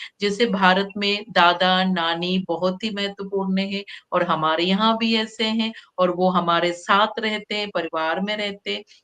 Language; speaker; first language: Hindi; non-native, fluent; Sinhala